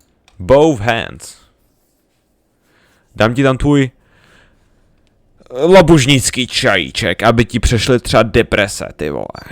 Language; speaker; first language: Czech; native; Czech